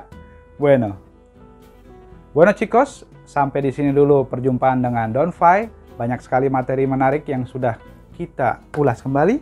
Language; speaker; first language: Indonesian; native; Indonesian